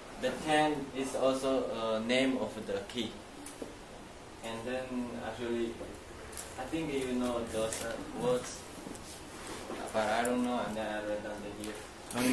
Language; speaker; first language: English; non-native, learner; Chinese